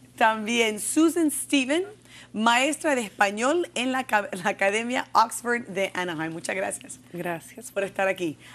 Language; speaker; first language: Spanish; early bilingual, heritage; Spanish